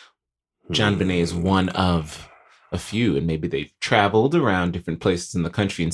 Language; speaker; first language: English; native; English